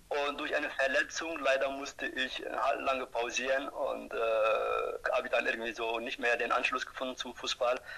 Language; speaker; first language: German; non-native, fluent; Turkish